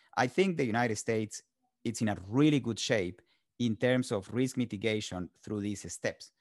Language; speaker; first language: English; non-native, fluent; Spanish